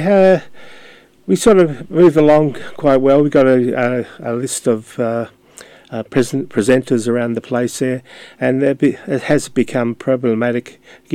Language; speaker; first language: English; non-native, local second language; Ukrainian